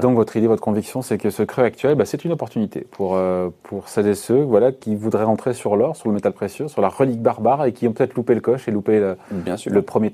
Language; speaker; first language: French; native; French